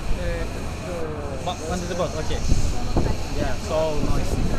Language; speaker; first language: English; non-native, learner; Turkish